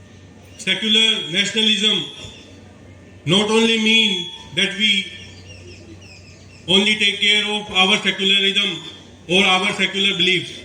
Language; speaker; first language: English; non-native, local second language; Hindi